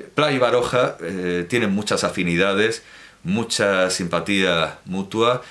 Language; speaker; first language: Spanish; native; Spanish